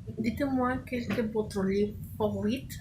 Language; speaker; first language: French; non-native, learner; Spanish